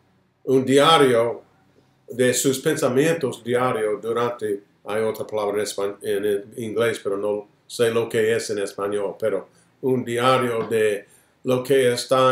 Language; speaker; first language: Spanish; non-native, fluent; English